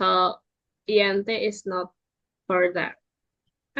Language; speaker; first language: English; non-native, fluent; Indonesian